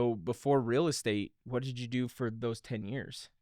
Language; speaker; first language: English; native; English